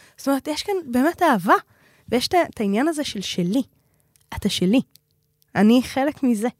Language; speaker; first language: Hebrew; native; Hebrew